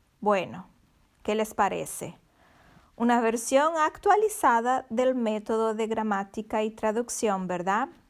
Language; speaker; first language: Spanish; non-native, fluent; Portuguese